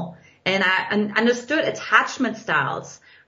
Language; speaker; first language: English; non-native, fluent; German